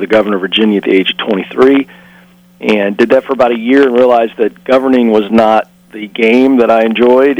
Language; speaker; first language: English; native; English